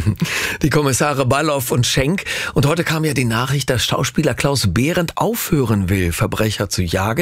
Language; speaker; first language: German; native; German